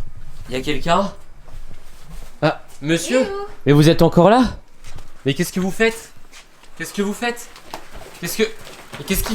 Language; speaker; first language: French; native; French